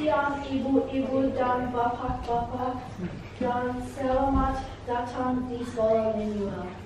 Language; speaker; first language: Indonesian; non-native, fluent; English